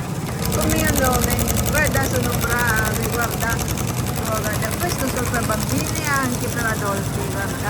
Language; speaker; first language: Italian; non-native, learner; Filipino